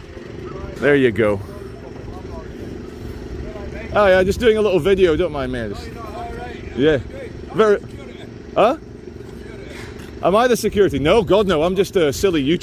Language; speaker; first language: English; native; English